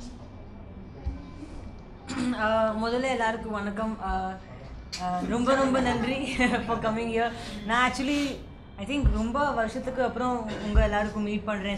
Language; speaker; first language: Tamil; non-native, learner; Hindi